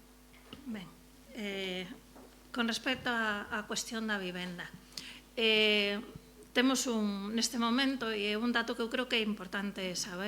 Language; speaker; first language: Galician; native; Galician